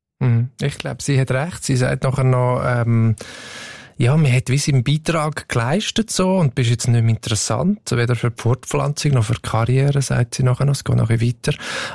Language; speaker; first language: German; native; German